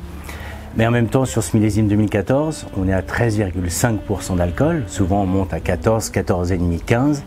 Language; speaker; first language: French; native; French